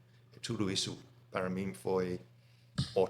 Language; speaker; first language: Portuguese; non-native, fluent; English